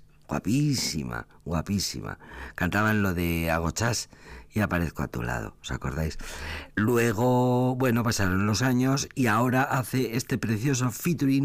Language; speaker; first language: Spanish; native; Spanish